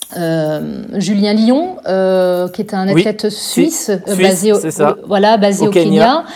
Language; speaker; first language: French; native; French